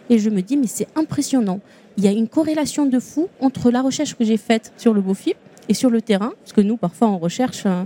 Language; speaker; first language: French; non-native, local second language; Arabic